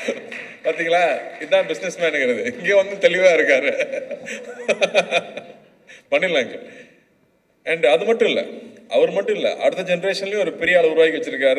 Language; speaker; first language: Tamil; native; Tamil